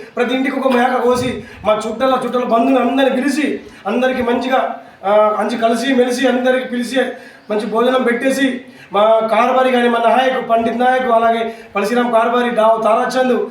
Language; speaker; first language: Telugu; non-native, local second language; Lambadi